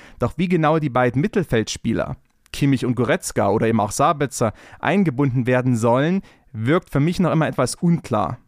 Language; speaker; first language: German; native; German